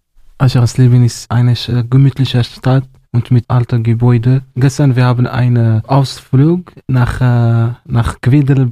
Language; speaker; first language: German; non-native, learner; Arabic